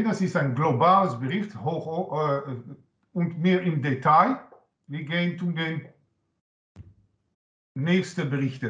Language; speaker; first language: German; non-native, learner; Dutch